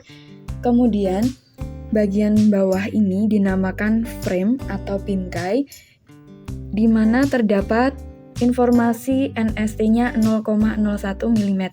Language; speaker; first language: Indonesian; native; Indonesian